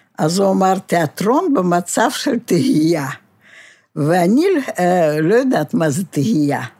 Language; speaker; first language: Hebrew; non-native, fluent; Russian